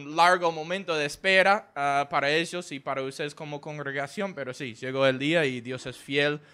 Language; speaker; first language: Spanish; non-native, fluent; English